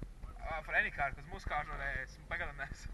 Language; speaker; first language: English; native; English